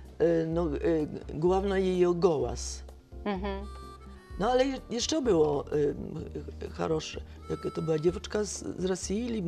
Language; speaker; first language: Russian; non-native, fluent; Polish